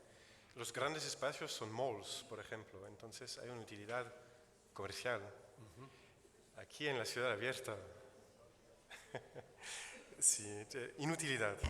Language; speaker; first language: Spanish; non-native, fluent; Italian